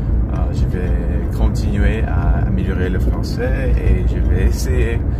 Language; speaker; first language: French; non-native, learner; English